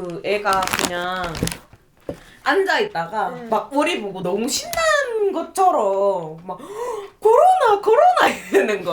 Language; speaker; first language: Korean; non-native, fluent; Indonesian